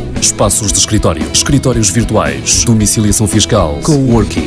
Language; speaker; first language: Portuguese; native; Portuguese